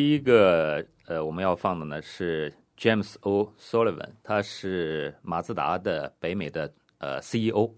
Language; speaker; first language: Chinese; native; Chinese